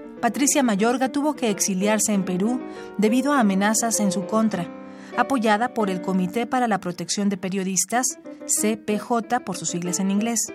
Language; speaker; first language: Spanish; native; Spanish